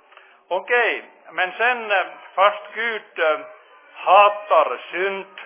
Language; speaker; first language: Swedish; non-native, fluent; Finnish